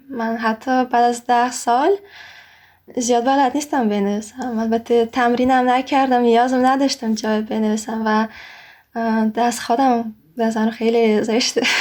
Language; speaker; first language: Persian; non-native, fluent; Russian